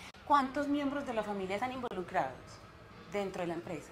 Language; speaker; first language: Spanish; native; Spanish